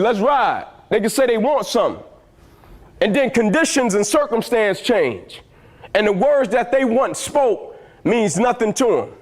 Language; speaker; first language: English; native; English